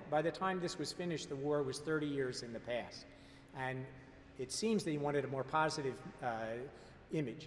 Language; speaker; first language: English; native; English